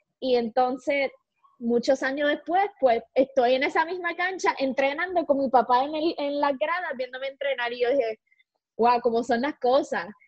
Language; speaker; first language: Spanish; native; Spanish